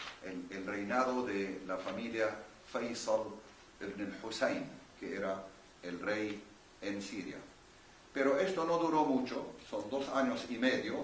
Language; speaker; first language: Spanish; non-native, fluent; Arabic